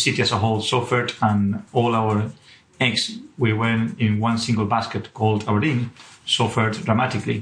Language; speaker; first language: English; non-native, fluent; Spanish